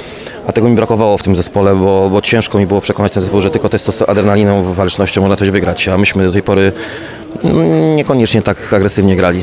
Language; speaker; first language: Polish; native; Polish